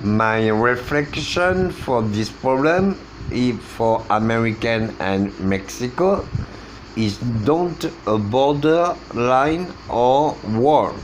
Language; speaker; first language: English; non-native, learner; French